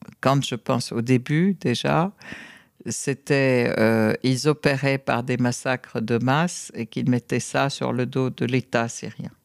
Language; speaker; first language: French; non-native, fluent; Arabic